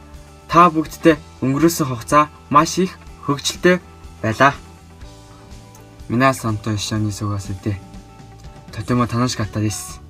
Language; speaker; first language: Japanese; non-native, fluent; Mongolian